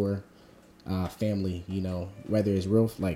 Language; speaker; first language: English; native; English